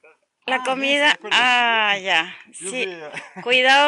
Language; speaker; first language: Spanish; native; Spanish